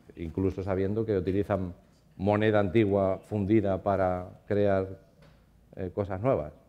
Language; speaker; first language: Spanish; native; Spanish